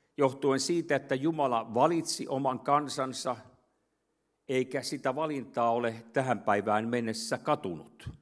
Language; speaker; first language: Finnish; native; Finnish